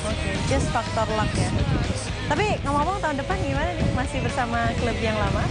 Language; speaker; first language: Indonesian; native; Indonesian